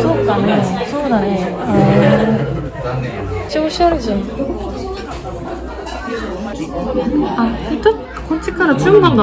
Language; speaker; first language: Japanese; non-native, learner; Korean